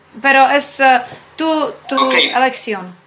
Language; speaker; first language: Spanish; non-native, learner; Czech